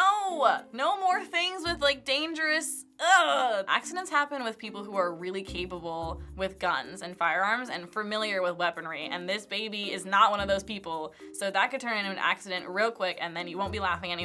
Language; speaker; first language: English; native; English